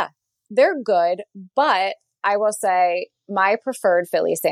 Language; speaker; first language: English; native; English